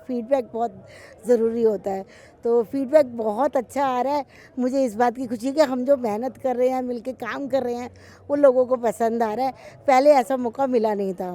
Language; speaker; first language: Hindi; native; Hindi